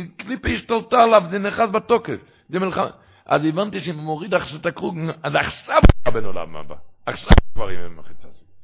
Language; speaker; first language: Hebrew; non-native, local second language; Yiddish